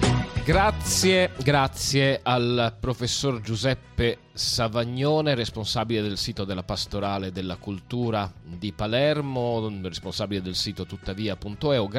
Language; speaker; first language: Italian; native; Italian